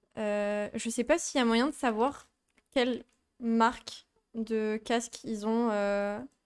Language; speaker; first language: French; native; French